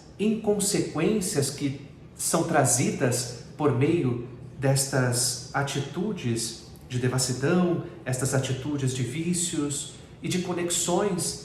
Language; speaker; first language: Portuguese; native; Portuguese